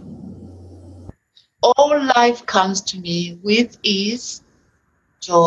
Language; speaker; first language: English; native; English